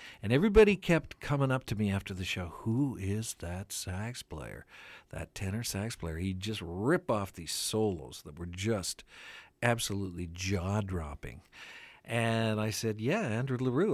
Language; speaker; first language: English; non-native, fluent; Ukrainian